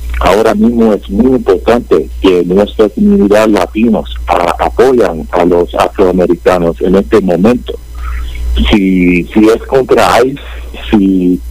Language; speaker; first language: Spanish; early bilingual, heritage; Spanish